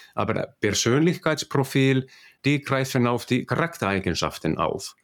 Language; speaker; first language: German; non-native, fluent; Finnish